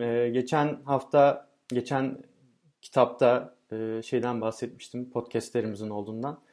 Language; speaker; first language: Turkish; native; Turkish